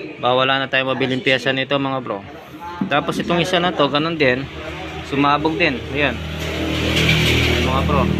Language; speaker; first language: Filipino; non-native, local second language; Pampanga